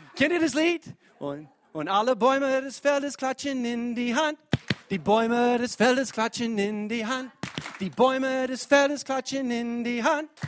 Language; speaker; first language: German; non-native, fluent; English